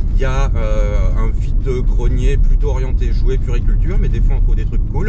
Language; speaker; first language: French; native; French